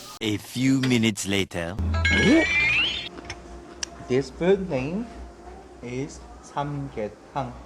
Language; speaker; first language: English; non-native, learner; Korean